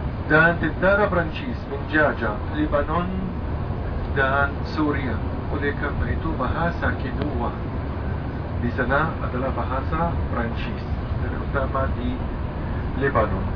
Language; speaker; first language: Indonesian; non-native, fluent; Arabic